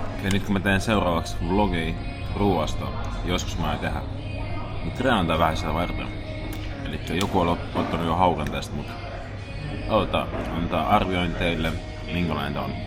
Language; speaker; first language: Finnish; early bilingual, other home language; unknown